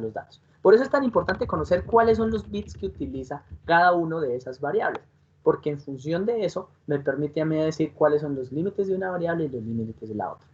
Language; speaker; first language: Spanish; native; Spanish